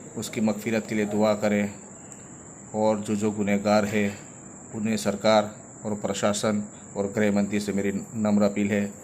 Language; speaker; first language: Hindi; non-native, local second language; Gujarati